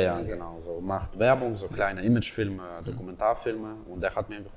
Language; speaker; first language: German; non-native, fluent; Russian